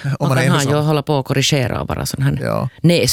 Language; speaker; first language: Swedish; native; Swedish